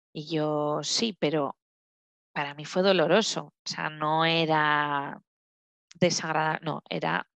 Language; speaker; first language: Spanish; native; Spanish